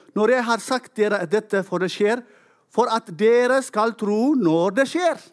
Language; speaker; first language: Norwegian; non-native, fluent; Tigrinya